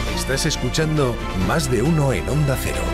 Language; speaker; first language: Spanish; native; Spanish